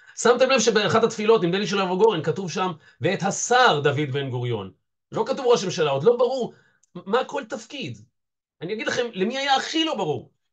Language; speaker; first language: Hebrew; native; Hebrew